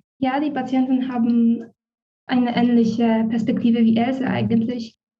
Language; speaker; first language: German; non-native, fluent; Polish